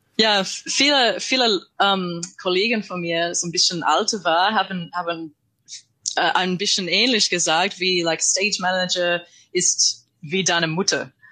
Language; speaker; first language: German; non-native, learner; English